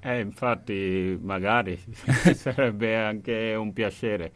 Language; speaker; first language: Italian; non-native, fluent; Wolof